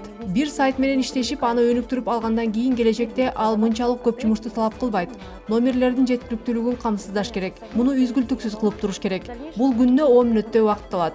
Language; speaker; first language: Kyrgyz; native; Kyrgyz